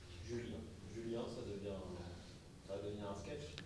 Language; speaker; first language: French; native; French